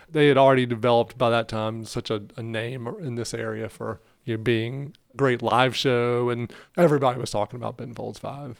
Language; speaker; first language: English; native; English